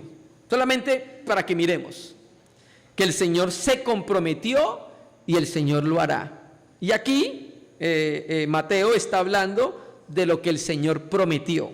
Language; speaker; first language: Spanish; native; Spanish